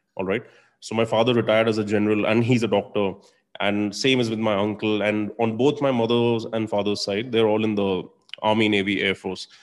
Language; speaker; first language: English; non-native, local second language; Hindi